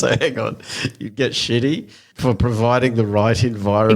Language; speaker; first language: English; native; English